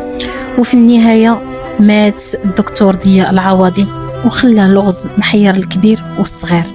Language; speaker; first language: Arabic; native; Arabic